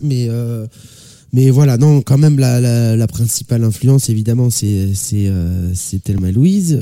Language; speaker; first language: French; native; French